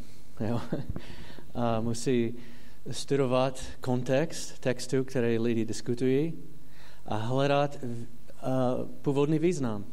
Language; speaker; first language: Czech; non-native, fluent; English